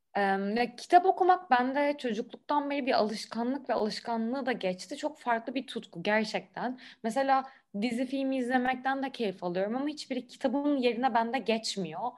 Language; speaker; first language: Turkish; native; Turkish